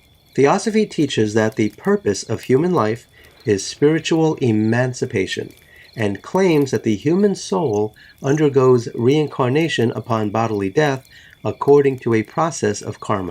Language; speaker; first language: English; native; English